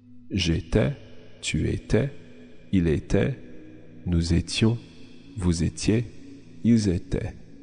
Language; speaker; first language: French; non-native, fluent; English